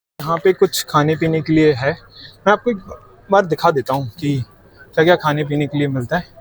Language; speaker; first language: Hindi; native; Hindi